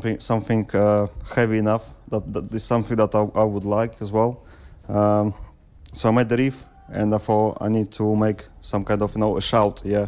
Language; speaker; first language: English; non-native, fluent; Russian